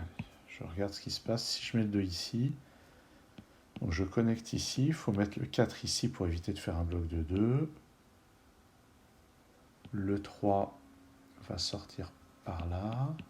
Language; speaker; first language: French; native; French